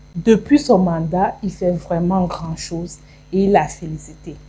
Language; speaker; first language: French; non-native, local second language; English